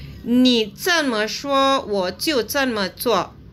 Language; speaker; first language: Chinese; non-native, fluent; Indonesian